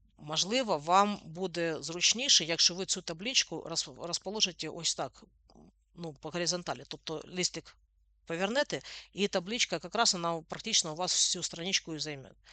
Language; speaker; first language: Ukrainian; non-native, local second language; Russian